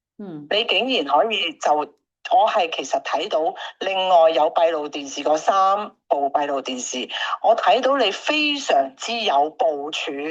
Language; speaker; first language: Cantonese; native; Cantonese